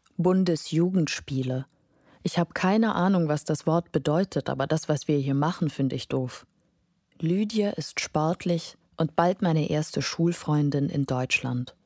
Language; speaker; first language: German; non-native, fluent; Lithuanian